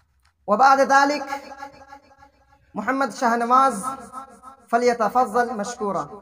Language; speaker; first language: Arabic; non-native, fluent; Urdu